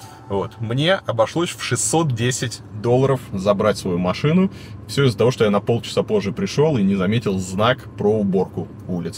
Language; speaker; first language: Russian; native; Russian